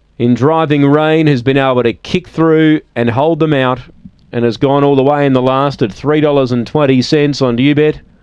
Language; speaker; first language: English; native; English